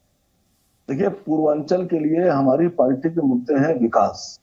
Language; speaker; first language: Hindi; native; Hindi